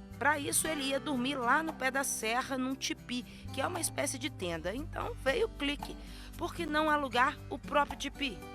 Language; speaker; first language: Portuguese; native; Portuguese